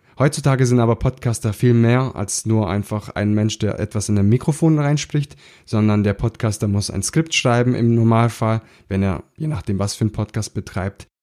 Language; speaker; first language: German; early bilingual, other home language; Italian